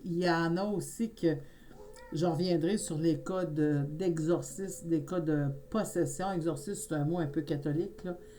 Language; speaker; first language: French; native; French